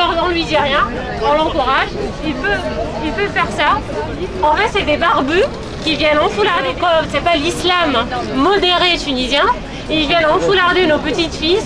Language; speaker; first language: French; non-native, local second language; Arabic